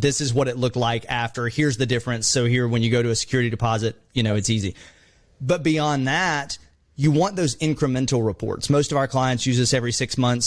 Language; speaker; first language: English; native; English